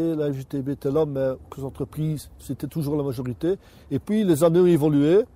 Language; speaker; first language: French; native; French